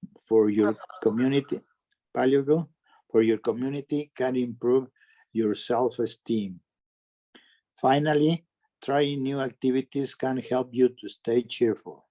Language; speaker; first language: English; non-native, learner; Spanish